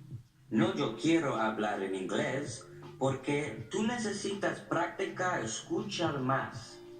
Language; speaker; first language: Spanish; non-native, learner; English